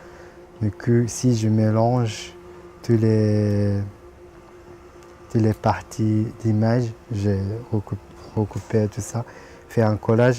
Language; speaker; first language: French; non-native, fluent; Japanese